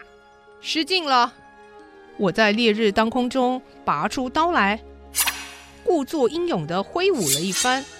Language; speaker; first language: Chinese; native; Chinese